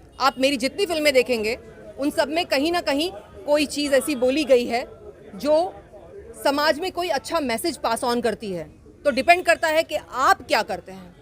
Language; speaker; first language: Hindi; non-native, local second language; Kannada